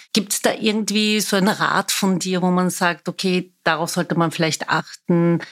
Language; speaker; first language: German; native; German